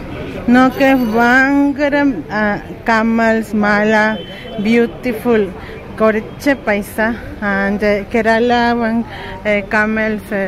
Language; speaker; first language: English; non-native, learner; Spanish